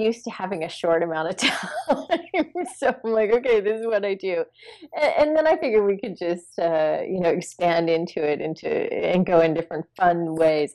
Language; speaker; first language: English; native; English